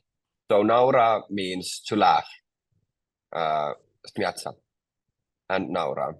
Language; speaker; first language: Finnish; non-native, fluent; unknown